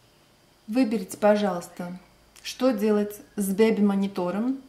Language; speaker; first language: Russian; non-native, local second language; Latvian